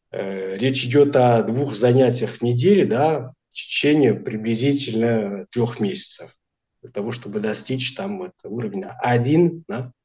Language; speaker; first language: Russian; non-native, fluent; Portuguese